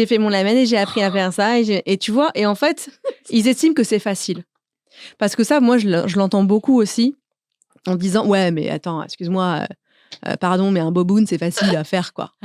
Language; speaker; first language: French; native; French